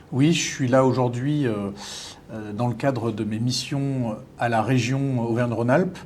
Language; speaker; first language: French; native; French